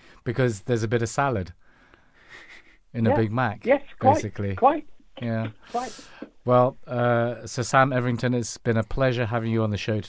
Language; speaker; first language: English; non-native, local second language; Cantonese